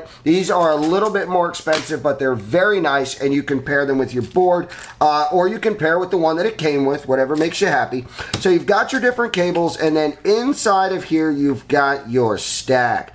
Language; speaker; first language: English; native; English